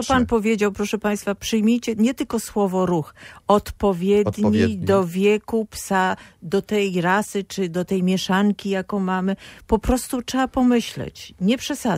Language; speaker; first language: Polish; native; Polish